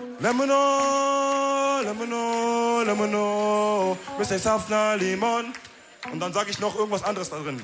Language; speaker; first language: German; early bilingual, other home language; Wolof